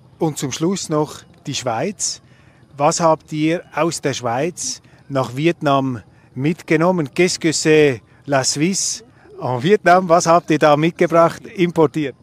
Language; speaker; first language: German; native; German